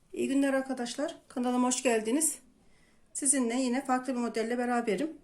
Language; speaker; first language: Turkish; native; Turkish